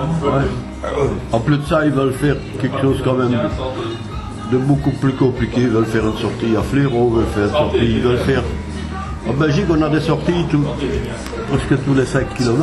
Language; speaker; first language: French; native; French